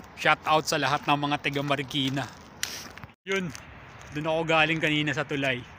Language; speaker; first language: Filipino; native; Filipino